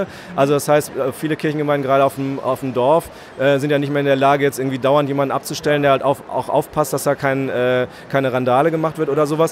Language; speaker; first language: German; native; German